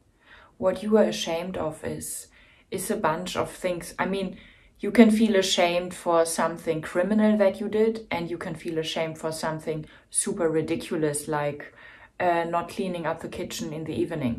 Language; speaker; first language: English; non-native, fluent; German